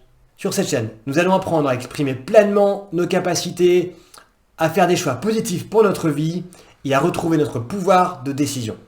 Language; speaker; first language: French; native; French